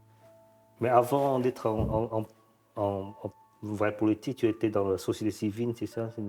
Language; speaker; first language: French; non-native, fluent; Vietnamese